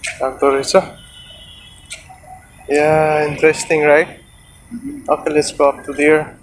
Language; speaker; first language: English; non-native, learner; Nepali